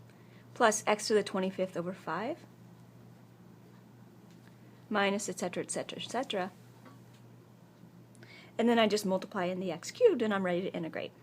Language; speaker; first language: English; native; English